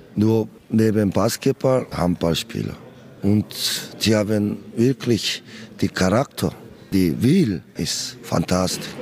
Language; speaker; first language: German; non-native, learner; Korean